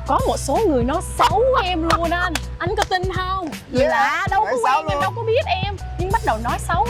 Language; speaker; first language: Vietnamese; non-native, fluent; English